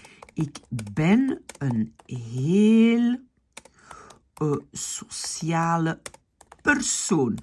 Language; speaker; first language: Dutch; non-native, fluent; French